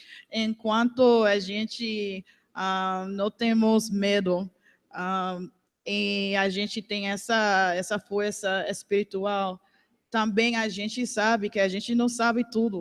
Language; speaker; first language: Portuguese; non-native, learner; English